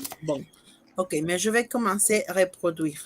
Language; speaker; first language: French; non-native, fluent; Spanish